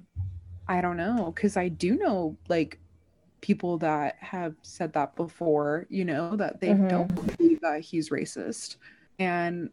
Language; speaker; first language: English; early bilingual, other home language; Spanish